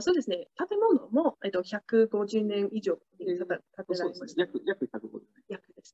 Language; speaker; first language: Japanese; non-native, fluent; English